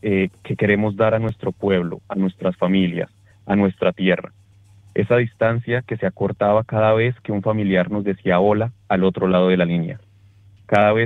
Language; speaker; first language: Spanish; native; Spanish